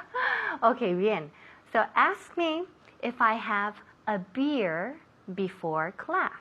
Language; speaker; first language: English; non-native, fluent; Spanish